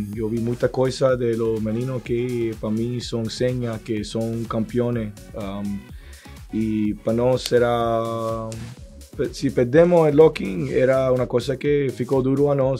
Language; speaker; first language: Portuguese; non-native, learner; Spanish